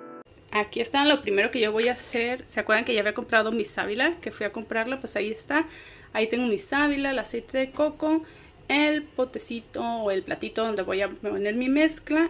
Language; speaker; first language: Spanish; native; Spanish